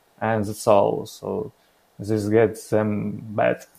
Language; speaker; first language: English; non-native, learner; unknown